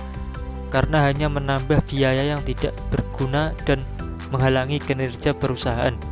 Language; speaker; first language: Indonesian; native; Indonesian